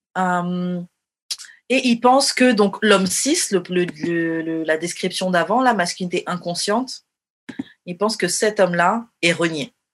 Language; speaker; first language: French; native; French